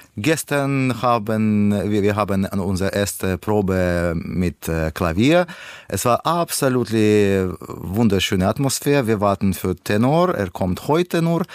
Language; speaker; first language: German; non-native, learner; Russian